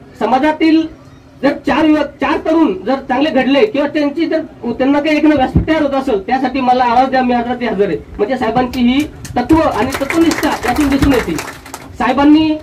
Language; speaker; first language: Marathi; native; Marathi